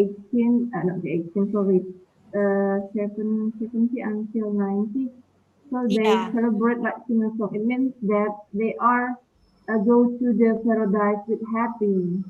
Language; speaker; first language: English; non-native, learner; Indonesian